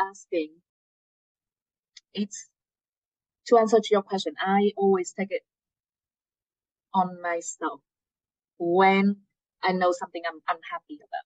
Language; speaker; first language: English; non-native, fluent; Vietnamese